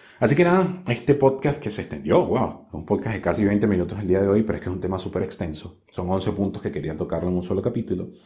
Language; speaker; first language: Spanish; native; Spanish